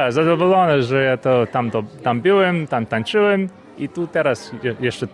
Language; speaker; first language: Polish; early bilingual, heritage; Polish